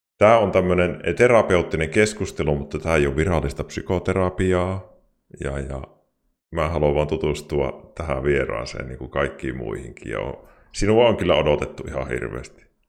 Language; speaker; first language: Finnish; native; Finnish